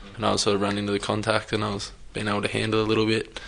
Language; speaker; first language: English; native; English